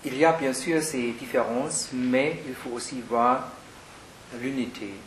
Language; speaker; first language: French; non-native, fluent; German